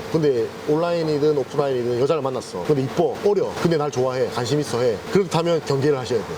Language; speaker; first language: Korean; native; Korean